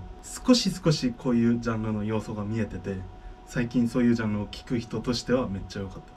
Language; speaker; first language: Japanese; non-native, fluent; Korean